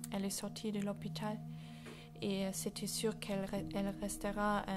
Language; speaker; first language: French; non-native, fluent; German